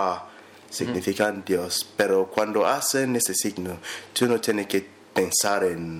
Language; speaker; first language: Spanish; non-native, learner; English